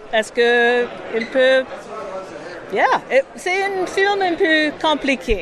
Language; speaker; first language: French; non-native, learner; English